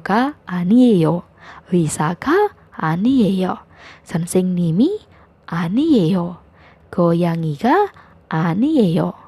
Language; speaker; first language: Korean; non-native, fluent; Indonesian